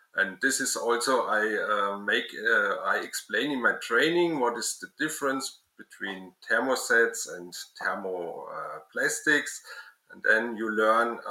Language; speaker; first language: English; non-native, learner; German